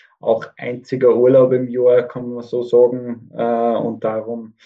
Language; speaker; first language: German; native; German